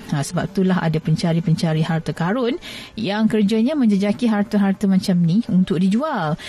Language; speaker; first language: Malay; native; Malay